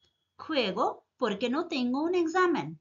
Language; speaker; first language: Spanish; non-native, fluent; Bangla